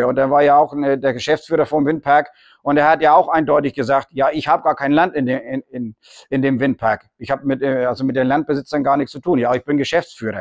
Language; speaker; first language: German; native; German